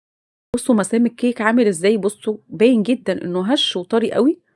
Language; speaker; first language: Arabic; native; Arabic